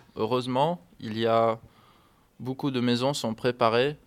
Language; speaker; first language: French; non-native, fluent; English